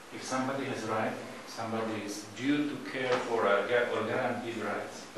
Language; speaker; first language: English; non-native, fluent; Slovak